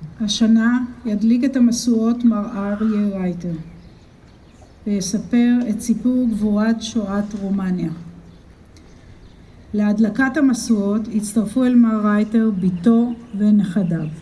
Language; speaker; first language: Hebrew; native; Hebrew